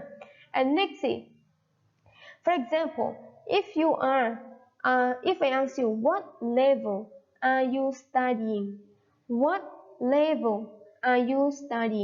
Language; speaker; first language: English; non-native, fluent; Thai